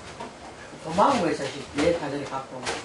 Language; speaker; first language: Korean; native; Korean